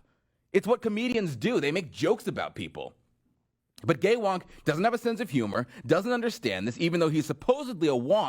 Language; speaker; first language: English; native; English